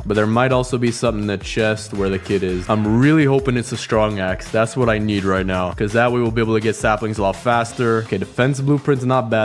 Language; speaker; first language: English; native; English